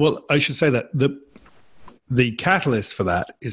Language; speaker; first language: English; native; English